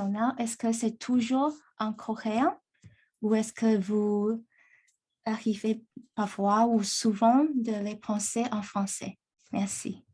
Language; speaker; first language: French; non-native, learner; Chinese